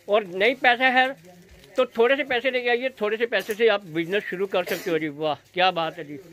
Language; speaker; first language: Hindi; non-native, local second language; Punjabi